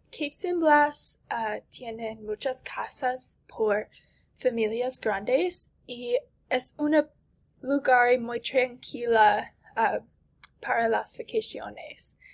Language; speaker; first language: Spanish; non-native, learner; English